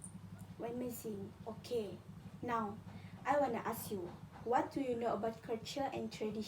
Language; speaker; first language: English; non-native, local second language; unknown